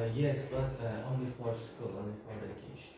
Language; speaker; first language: English; non-native, learner; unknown